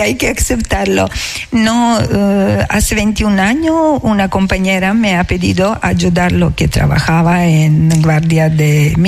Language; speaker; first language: Spanish; non-native, learner; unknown